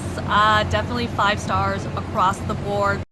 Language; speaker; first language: English; native; English